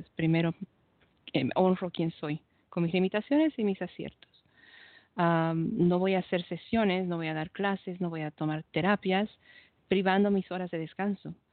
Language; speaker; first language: Spanish; native; Spanish